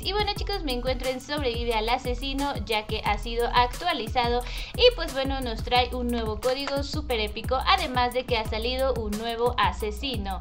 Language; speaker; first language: Spanish; native; Spanish